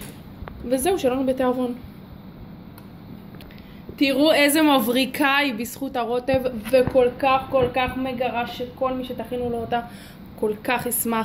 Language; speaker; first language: Hebrew; native; Hebrew